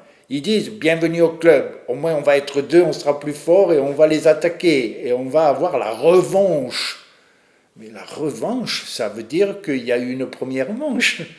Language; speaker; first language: French; native; French